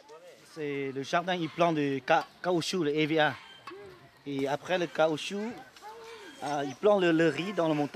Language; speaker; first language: French; non-native, local second language; Lao